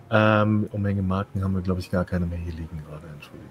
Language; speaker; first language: German; native; German